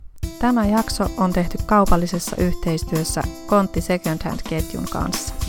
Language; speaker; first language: Finnish; native; Finnish